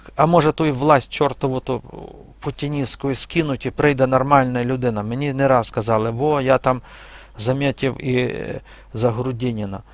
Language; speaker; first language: Ukrainian; non-native, fluent; Belarusian